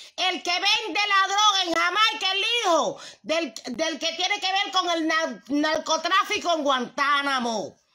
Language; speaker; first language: Spanish; native; Spanish